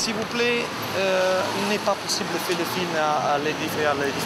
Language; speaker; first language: French; non-native, learner; Italian